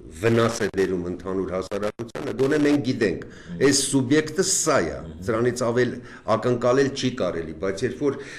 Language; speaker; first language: Armenian; native; Armenian